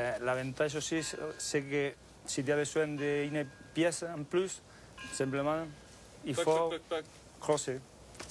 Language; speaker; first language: French; non-native, fluent; Spanish